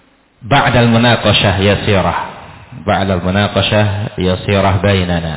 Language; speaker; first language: Arabic; non-native, fluent; Indonesian